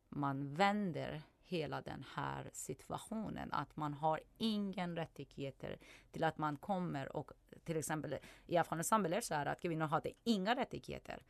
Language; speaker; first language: Swedish; non-native, fluent; Persian